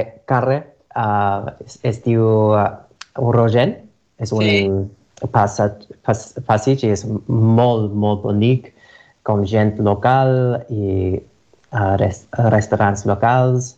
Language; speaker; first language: Catalan; non-native, learner; English